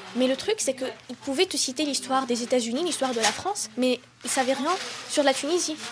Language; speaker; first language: French; non-native, local second language; Arabic